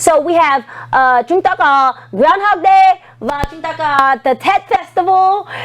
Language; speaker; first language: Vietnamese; non-native, learner; English